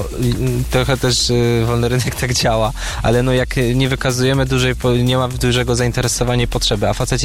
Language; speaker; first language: Polish; native; Polish